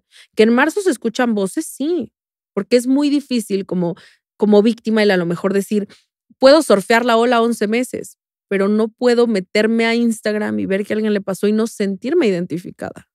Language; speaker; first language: Spanish; native; Spanish